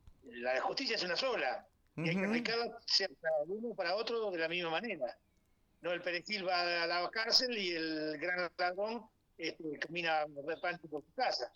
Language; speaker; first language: Spanish; native; Spanish